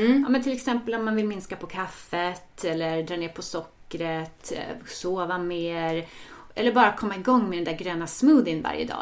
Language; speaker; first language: Swedish; native; Swedish